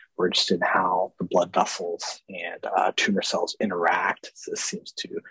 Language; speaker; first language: English; native; English